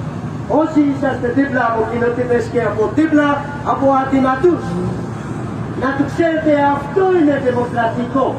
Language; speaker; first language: Greek; non-native, fluent; Urdu